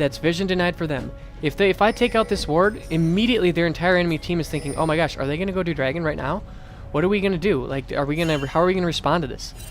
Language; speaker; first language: English; native; English